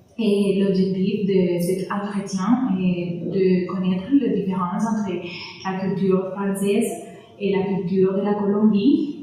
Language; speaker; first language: French; non-native, learner; Spanish